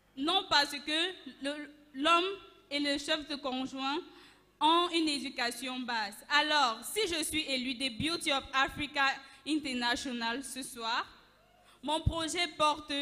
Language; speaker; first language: French; non-native, local second language; Sango